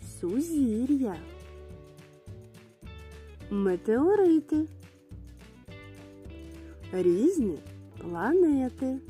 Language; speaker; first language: Ukrainian; native; Ukrainian